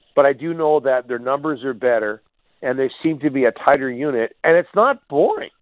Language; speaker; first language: English; native; English